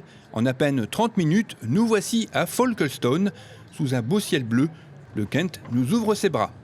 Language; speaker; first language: French; native; French